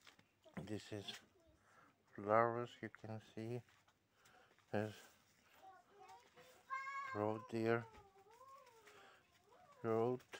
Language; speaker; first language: English; non-native, learner; Russian